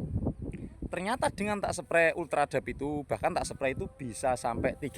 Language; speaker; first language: Indonesian; non-native, local second language; Javanese